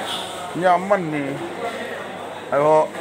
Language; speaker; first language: Indonesian; non-native, learner; Filipino